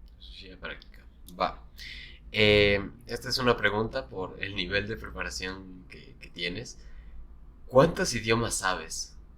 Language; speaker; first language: Spanish; native; Spanish